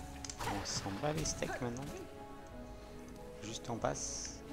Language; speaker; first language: French; native; French